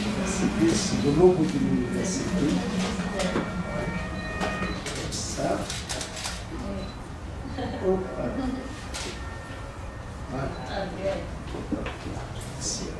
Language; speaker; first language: French; non-native, local second language; Arabic